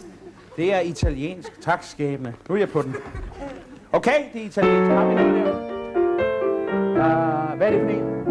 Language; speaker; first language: Danish; native; Danish